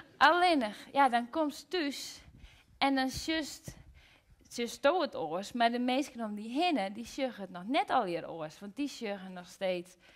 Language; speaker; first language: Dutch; non-native, local second language; Western Frisian